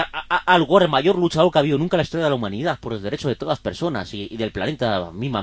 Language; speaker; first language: Spanish; native; Spanish